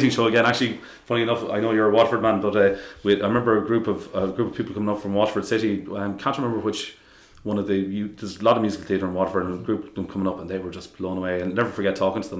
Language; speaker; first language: English; native; English